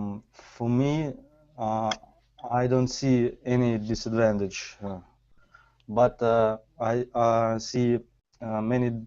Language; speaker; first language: English; non-native, fluent; Russian